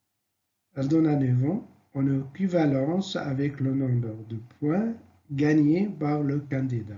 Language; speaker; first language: French; non-native, fluent; Arabic